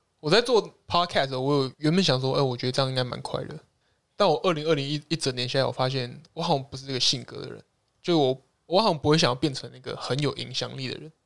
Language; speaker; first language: Chinese; native; Chinese